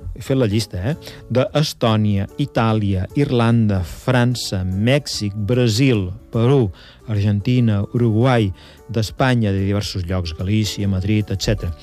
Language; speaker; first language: Catalan; native; Catalan